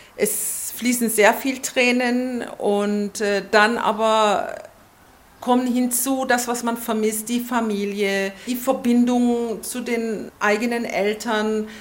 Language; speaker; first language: German; non-native, fluent; Turkish